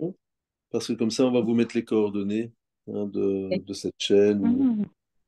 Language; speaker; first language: French; native; French